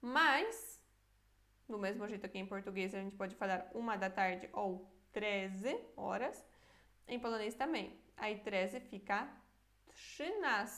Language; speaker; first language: Portuguese; non-native, fluent; Polish